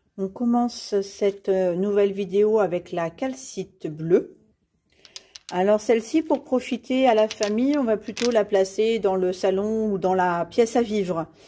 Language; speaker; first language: French; native; French